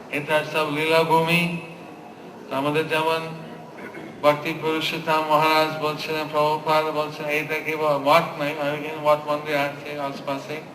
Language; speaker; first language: Bangla; non-native, fluent; English